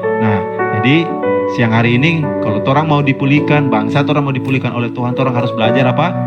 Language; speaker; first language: Indonesian; native; Indonesian